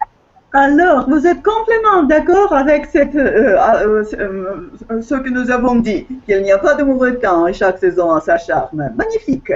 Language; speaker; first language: French; non-native, fluent; Russian